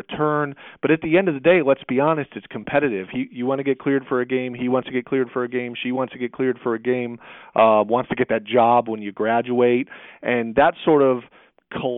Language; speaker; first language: English; native; English